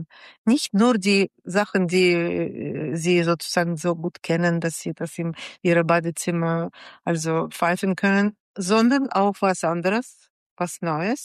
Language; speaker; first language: German; non-native, fluent; Russian